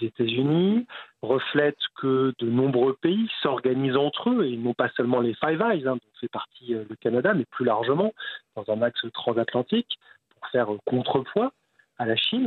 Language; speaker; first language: French; native; French